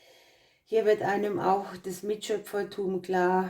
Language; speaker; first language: German; native; German